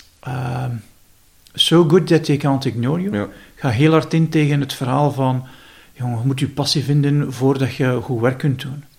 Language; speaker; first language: Dutch; native; Dutch